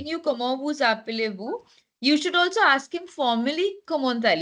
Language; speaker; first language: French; non-native, fluent; Hindi